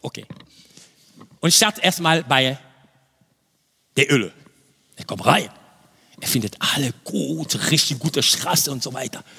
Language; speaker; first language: German; non-native, fluent; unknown